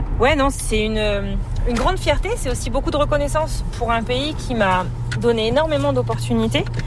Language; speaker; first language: French; native; French